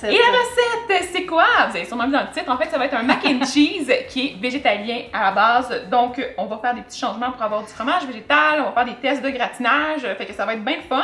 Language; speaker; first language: French; native; French